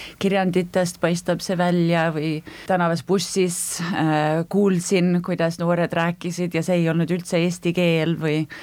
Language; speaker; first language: Estonian; early bilingual, heritage; Estonian